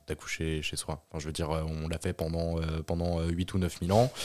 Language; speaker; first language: French; native; French